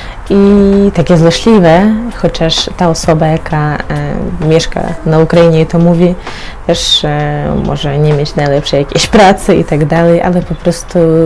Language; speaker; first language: Polish; non-native, fluent; Ukrainian